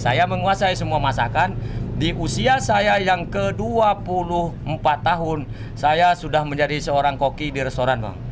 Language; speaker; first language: Indonesian; non-native, local second language; Minangkabau